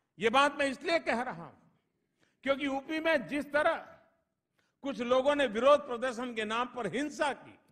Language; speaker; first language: Hindi; non-native, local second language; Gujarati